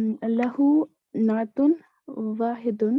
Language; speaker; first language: Arabic; non-native, learner; Urdu